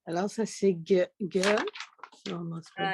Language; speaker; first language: French; native; French